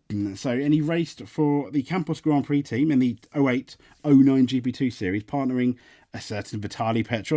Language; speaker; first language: English; native; English